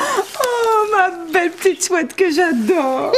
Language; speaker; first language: French; native; French